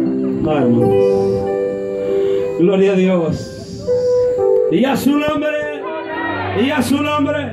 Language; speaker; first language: Spanish; native; Spanish